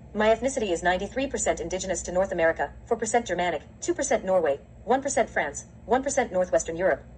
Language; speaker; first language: English; native; English